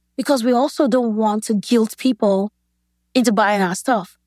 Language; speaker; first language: English; non-native, local second language; Yoruba